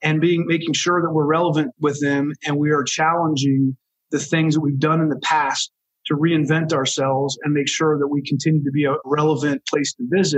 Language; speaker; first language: English; native; English